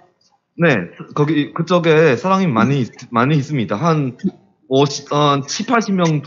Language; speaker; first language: Korean; non-native, fluent; Chinese